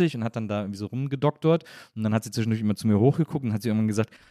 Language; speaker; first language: German; native; German